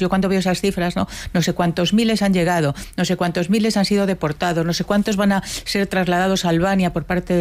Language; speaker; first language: Spanish; native; Spanish